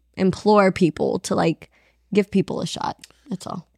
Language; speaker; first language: English; non-native, fluent; Amharic